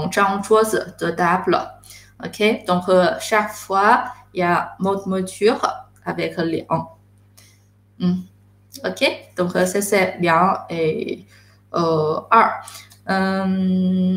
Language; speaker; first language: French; non-native, fluent; Chinese